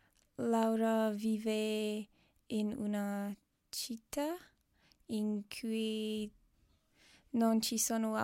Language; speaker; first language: Italian; non-native, learner; English